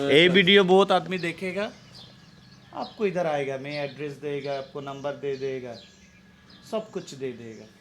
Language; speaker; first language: Hindi; non-native, learner; Bangla